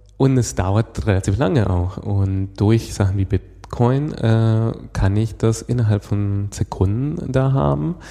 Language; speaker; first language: German; non-native, fluent; Spanish